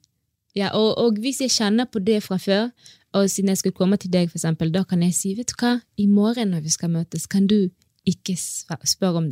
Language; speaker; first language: Norwegian; non-native, fluent; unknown